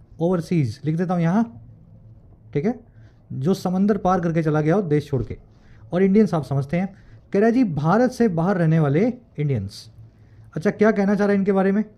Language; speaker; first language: Hindi; native; Hindi